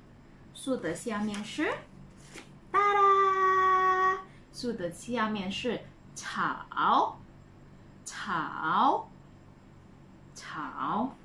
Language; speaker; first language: Chinese; non-native, fluent; Indonesian